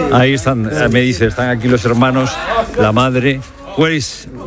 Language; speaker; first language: Spanish; native; Spanish